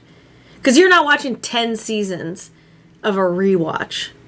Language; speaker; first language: English; native; English